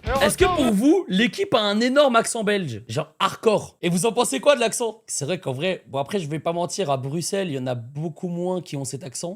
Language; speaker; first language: French; native; French